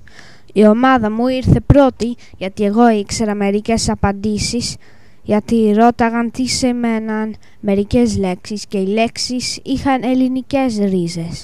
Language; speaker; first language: Greek; early bilingual, heritage; English